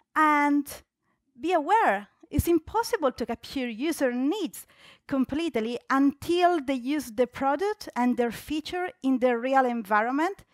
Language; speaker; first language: English; non-native, fluent; Italian